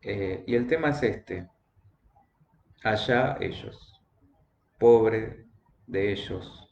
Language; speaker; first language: Spanish; native; Spanish